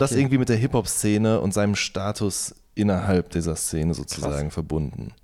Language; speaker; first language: German; native; German